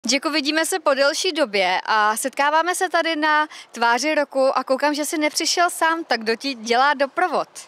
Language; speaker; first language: Czech; native; Czech